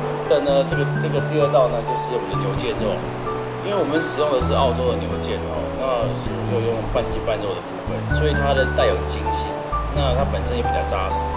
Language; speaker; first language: Chinese; native; Chinese